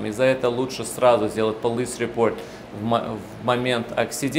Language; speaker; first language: Russian; early bilingual, heritage; Russian